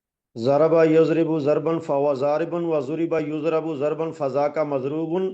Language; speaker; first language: Arabic; non-native, learner; Urdu